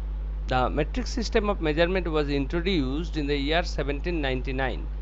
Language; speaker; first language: English; non-native, local second language; Bangla